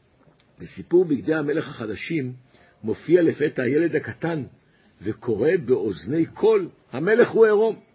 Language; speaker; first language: Hebrew; native; Hebrew